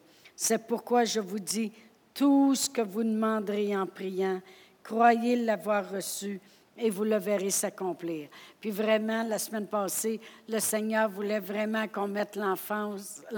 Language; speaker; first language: French; native; French